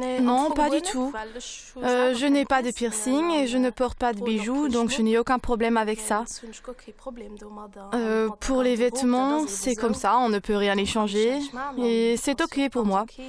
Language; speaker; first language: French; non-native, local second language; Luxembourgish